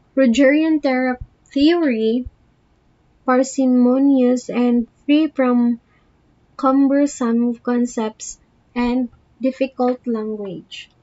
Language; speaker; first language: English; non-native, local second language; Filipino